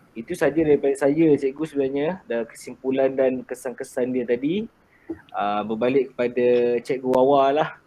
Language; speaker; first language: Malay; native; Malay